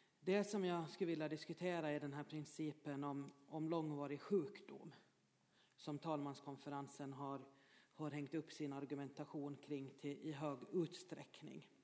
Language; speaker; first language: Swedish; native; Swedish